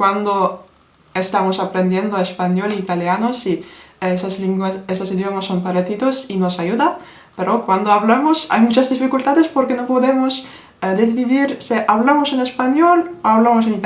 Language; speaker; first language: Spanish; non-native, fluent; Turkish